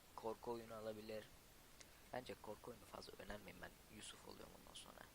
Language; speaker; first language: Turkish; native; Turkish